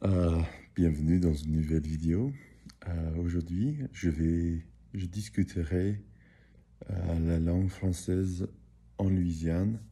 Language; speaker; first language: French; early bilingual, heritage; English